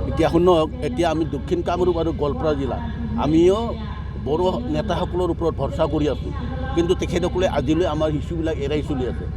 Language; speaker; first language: Assamese; non-native, local second language; Bodo